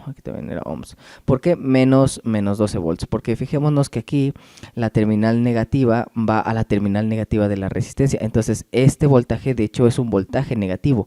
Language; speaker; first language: Spanish; native; Spanish